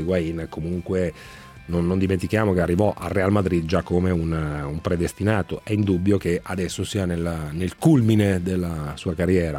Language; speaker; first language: Italian; native; Italian